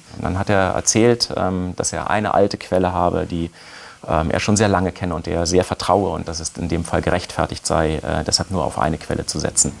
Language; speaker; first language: German; native; German